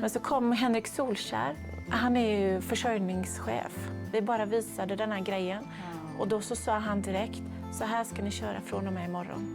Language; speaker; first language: Swedish; native; Swedish